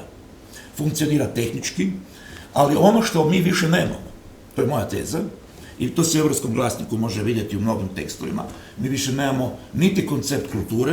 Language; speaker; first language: Croatian; native; Croatian